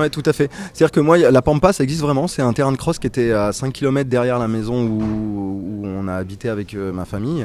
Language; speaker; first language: French; native; French